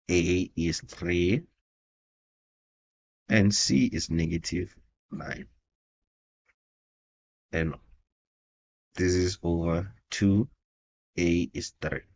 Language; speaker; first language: English; non-native, local second language; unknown